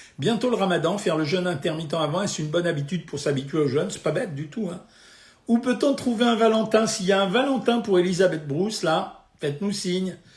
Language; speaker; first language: French; native; French